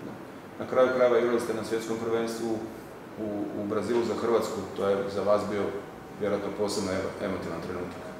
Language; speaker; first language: Serbian; native; Serbian